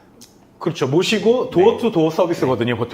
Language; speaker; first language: Korean; native; Korean